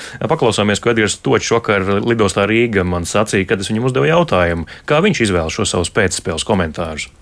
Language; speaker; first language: Latvian; native; Latvian